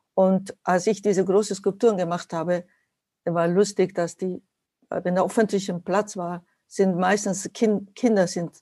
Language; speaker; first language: German; non-native, fluent; Japanese